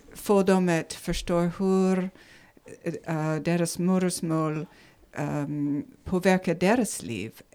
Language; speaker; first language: Swedish; non-native, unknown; English